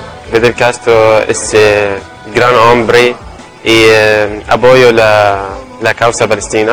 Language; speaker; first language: Spanish; non-native, learner; Arabic